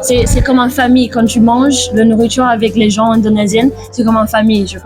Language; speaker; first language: French; non-native, fluent; Indonesian